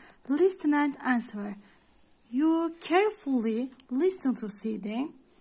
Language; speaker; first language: English; non-native, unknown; Turkish